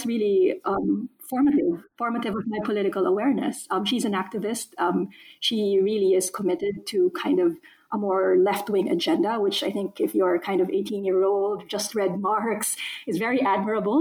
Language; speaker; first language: English; non-native, local second language; Filipino